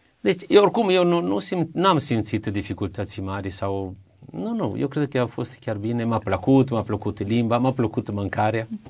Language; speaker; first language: Romanian; non-native, fluent; Italian